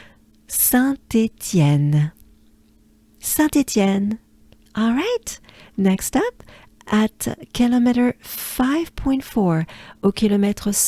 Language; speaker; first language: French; native; French